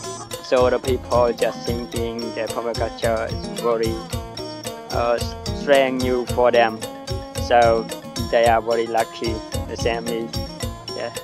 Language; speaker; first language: English; non-native, learner; Khmer